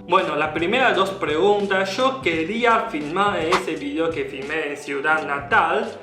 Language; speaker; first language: Spanish; non-native, learner; Chinese